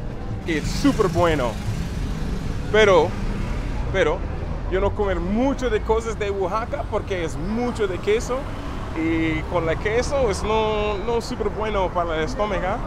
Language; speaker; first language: Spanish; non-native, learner; English